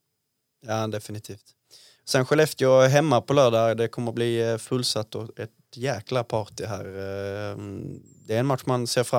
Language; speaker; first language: Swedish; native; Swedish